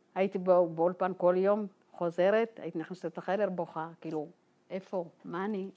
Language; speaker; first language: Hebrew; non-native, fluent; Tigrinya